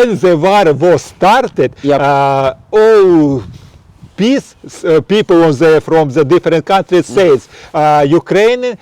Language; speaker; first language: English; non-native, learner; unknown